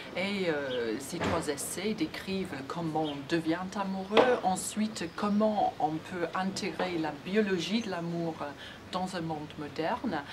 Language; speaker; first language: French; non-native, fluent; English